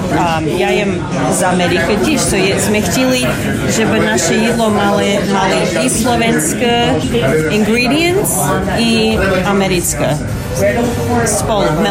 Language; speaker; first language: Slovak; early bilingual, heritage; English